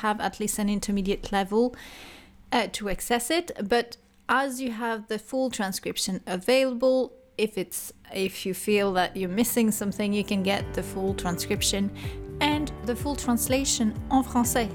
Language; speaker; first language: English; non-native, fluent; French